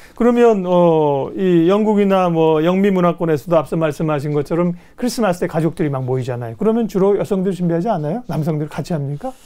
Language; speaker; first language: Korean; native; Korean